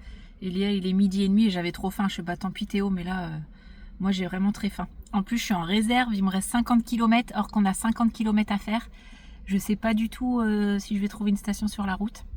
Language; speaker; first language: French; native; French